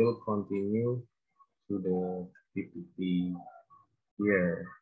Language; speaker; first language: English; non-native, fluent; Indonesian